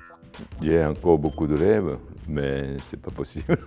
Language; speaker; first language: French; non-native, fluent; Japanese